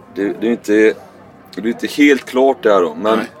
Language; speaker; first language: Swedish; native; Swedish